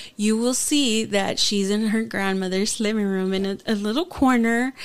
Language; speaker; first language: English; early bilingual, other home language; Spanish